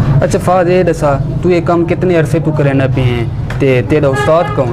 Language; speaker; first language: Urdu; non-native, local second language; Saraiki